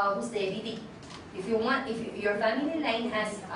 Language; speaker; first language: English; non-native, local second language; Filipino